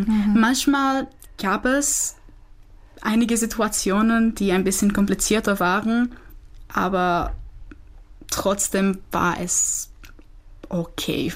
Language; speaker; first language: German; non-native, fluent; Czech